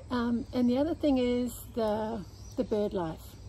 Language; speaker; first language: English; native; English